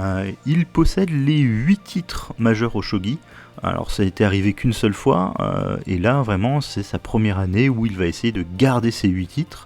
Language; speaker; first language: French; native; French